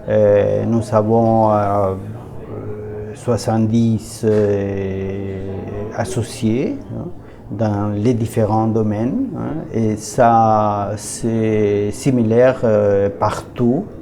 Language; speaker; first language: French; non-native, learner; Spanish